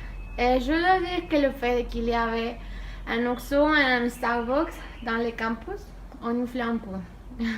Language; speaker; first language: French; non-native, learner; Spanish